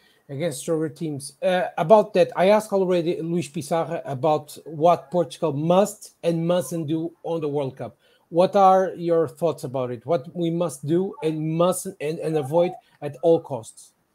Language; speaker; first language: English; non-native, fluent; Portuguese